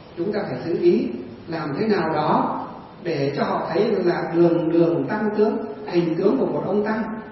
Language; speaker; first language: Vietnamese; non-native, local second language; Tày